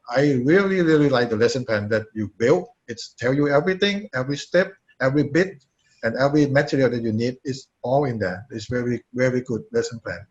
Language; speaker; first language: English; non-native, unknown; Thai